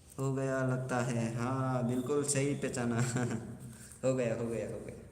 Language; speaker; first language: Hindi; non-native, local second language; Bodo